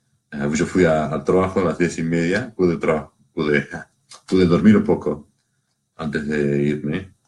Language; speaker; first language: Spanish; non-native, learner; English